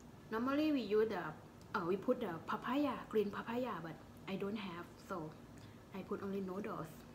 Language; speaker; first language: English; non-native, learner; Thai